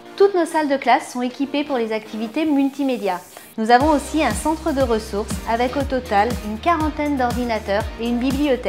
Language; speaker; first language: French; native; French